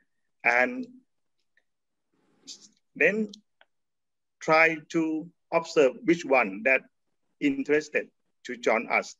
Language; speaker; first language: English; non-native, learner; Thai